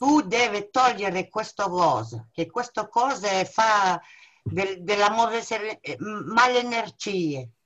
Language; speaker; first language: Italian; non-native, learner; French